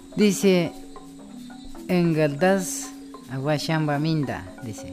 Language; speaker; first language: Spanish; non-native, local second language; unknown